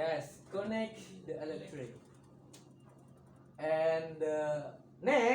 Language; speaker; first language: English; non-native, learner; Indonesian